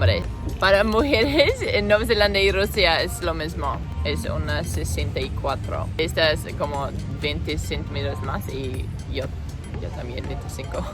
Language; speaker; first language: Spanish; non-native, learner; English